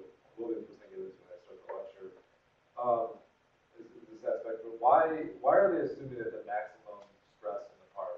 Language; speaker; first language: English; native; English